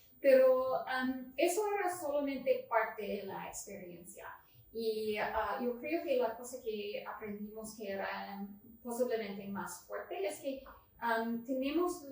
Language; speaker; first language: Spanish; non-native, fluent; English